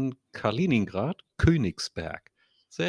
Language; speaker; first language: English; non-native, learner; German